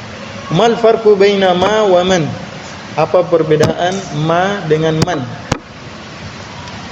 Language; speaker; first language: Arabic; non-native, fluent; Indonesian